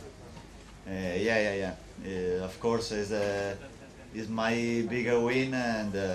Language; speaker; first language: English; non-native, learner; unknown